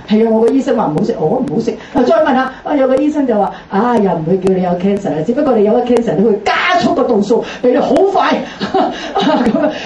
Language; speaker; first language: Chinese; non-native, local second language; Cantonese